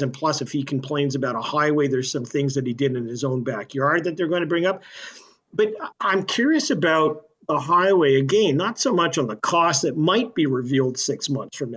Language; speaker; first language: English; native; English